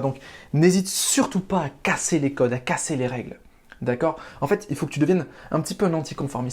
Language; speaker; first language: French; native; French